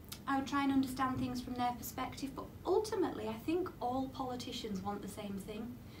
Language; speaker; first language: English; native; English